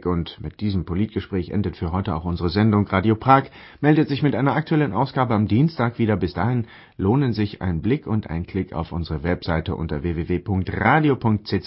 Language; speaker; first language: German; native; German